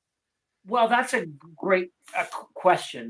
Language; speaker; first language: English; native; English